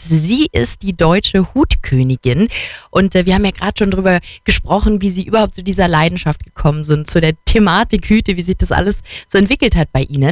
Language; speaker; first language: German; native; German